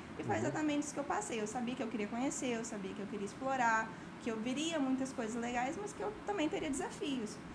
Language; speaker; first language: Portuguese; native; Portuguese